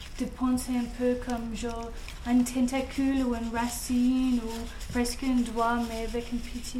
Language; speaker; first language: French; non-native, fluent; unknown